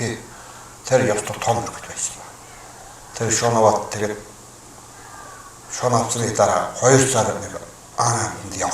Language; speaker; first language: Mongolian; non-native, local second language; Kazakh